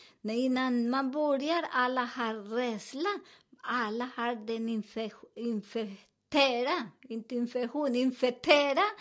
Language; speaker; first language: Swedish; non-native, fluent; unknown